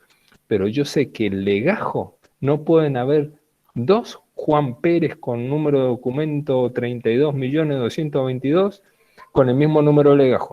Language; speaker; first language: Spanish; native; Spanish